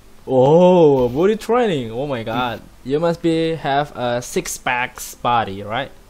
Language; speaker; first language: English; non-native, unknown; Indonesian